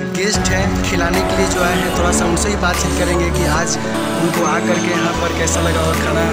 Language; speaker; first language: Hindi; non-native, local second language; Odia